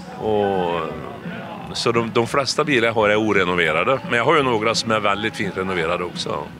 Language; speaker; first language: Swedish; native; Swedish